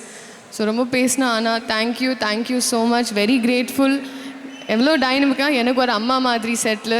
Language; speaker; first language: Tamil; non-native, fluent; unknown